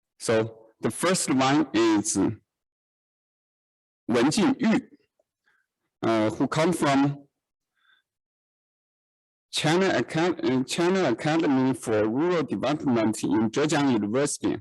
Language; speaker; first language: English; non-native, learner; Chinese